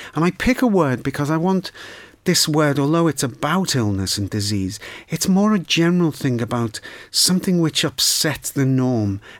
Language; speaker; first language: English; native; English